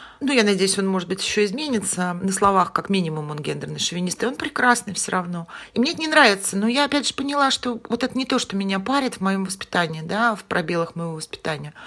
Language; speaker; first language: Russian; native; Russian